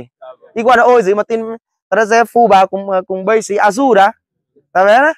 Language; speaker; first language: Portuguese; non-native, learner; Vietnamese